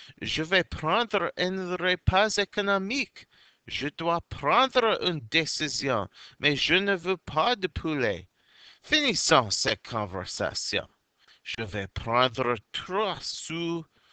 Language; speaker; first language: French; non-native, fluent; English